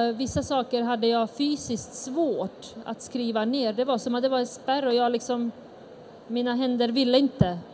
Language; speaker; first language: Swedish; early bilingual, other home language; Bosnian